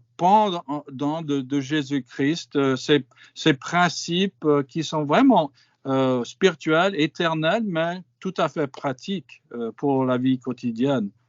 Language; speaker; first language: French; non-native, fluent; English